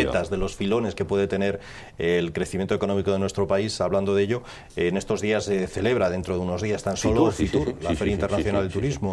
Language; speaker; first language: Spanish; native; Spanish